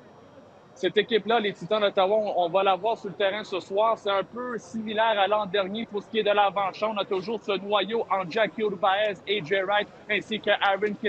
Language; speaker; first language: French; native; French